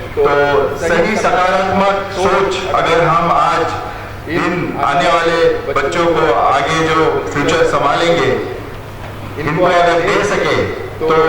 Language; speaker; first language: Hindi; non-native, local second language; Malayalam